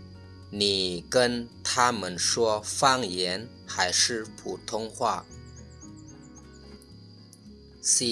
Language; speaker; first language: Chinese; non-native, fluent; Lao